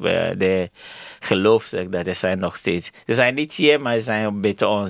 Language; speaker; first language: Dutch; non-native, learner; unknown